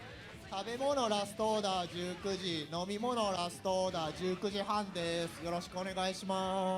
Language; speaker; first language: Japanese; native; Japanese